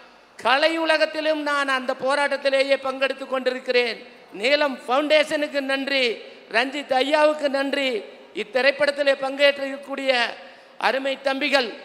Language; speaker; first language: Tamil; native; Tamil